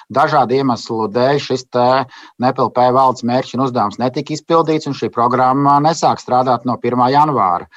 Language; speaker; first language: Latvian; native; Latvian